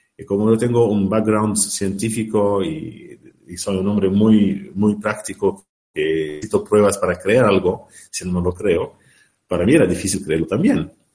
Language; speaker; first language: Spanish; non-native, learner; Arabic